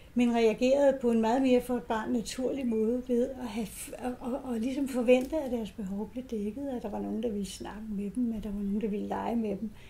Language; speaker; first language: Danish; native; Danish